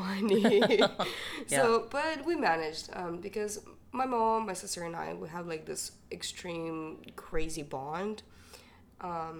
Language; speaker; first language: English; non-native, fluent; Ukrainian